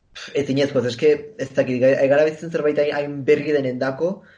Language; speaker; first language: Basque; non-native, local second language; Spanish